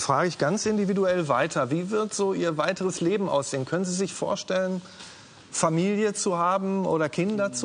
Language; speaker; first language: German; native; German